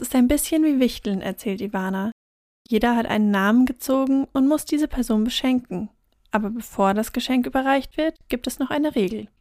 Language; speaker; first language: German; native; German